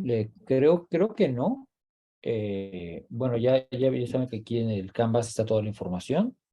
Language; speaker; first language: Spanish; native; Spanish